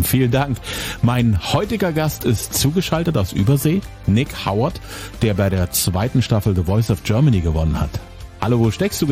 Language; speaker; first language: German; native; German